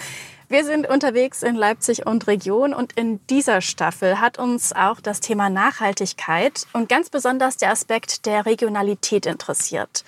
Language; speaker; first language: German; native; German